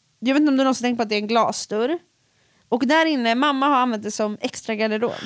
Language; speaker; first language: Swedish; early bilingual, other home language; Finnish